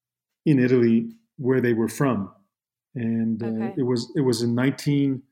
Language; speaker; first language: English; non-native, fluent; Italian